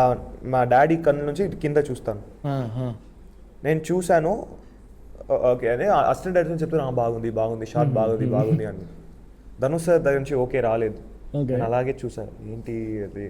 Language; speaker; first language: Telugu; non-native, fluent; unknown